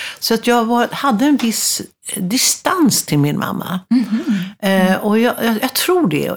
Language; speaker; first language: Swedish; native; Swedish